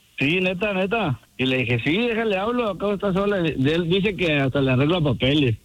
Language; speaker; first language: Spanish; native; Spanish